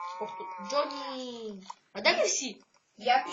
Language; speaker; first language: Ukrainian; native; Ukrainian